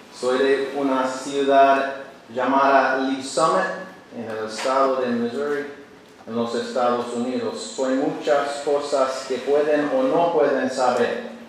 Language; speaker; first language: Spanish; non-native, learner; English